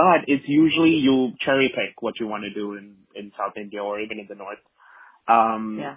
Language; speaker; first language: English; non-native, local second language; Malayalam